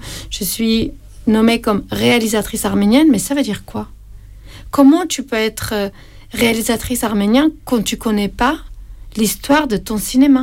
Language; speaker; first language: French; non-native, fluent; Armenian